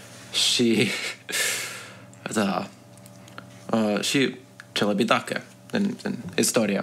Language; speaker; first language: Romanian; early bilingual, heritage; Romanian